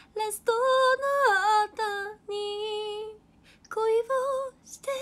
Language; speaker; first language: Japanese; native; Japanese